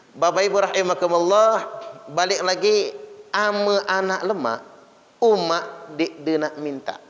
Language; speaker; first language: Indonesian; non-native, local second language; Malay